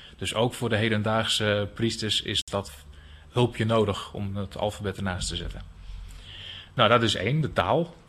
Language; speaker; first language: Dutch; native; Dutch